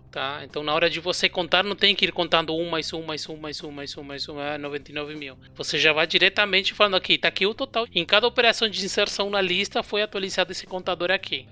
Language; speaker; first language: Portuguese; non-native, fluent; Spanish